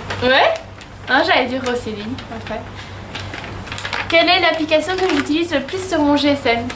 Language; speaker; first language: French; native; French